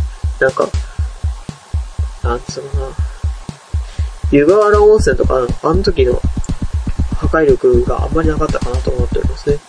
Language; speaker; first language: Japanese; native; Japanese